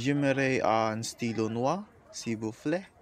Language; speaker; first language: French; non-native, learner; Filipino